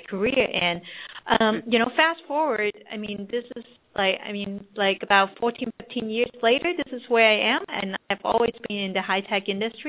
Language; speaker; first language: English; non-native, local second language; Cantonese